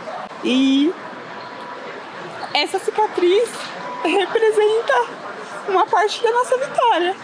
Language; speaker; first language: Portuguese; native; Portuguese